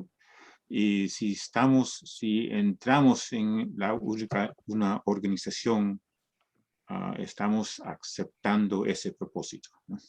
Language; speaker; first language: Spanish; early bilingual, heritage; Spanish